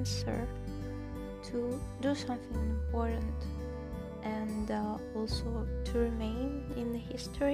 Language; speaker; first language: English; non-native, fluent; Russian